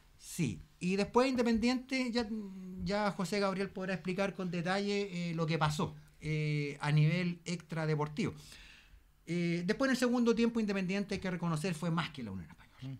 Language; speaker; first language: Spanish; native; Spanish